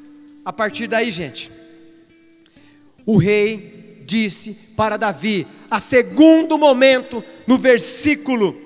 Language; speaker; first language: Portuguese; native; Portuguese